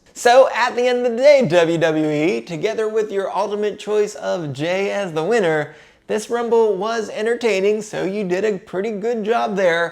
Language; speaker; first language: English; native; English